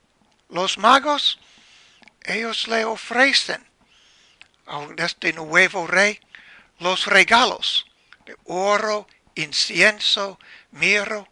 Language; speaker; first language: Spanish; non-native, learner; English